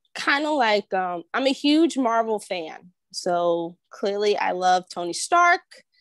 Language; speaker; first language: English; native; English